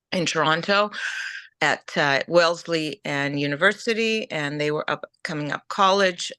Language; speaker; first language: English; early bilingual, other home language; Ukrainian